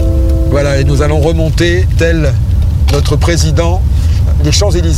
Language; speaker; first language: French; native; French